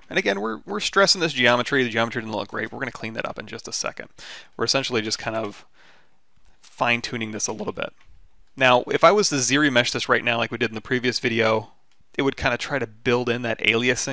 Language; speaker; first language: English; native; English